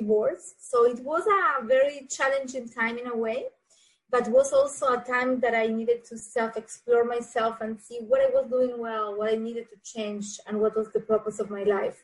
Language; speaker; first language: English; non-native, fluent; Spanish